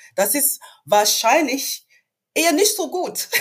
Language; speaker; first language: German; non-native, fluent; English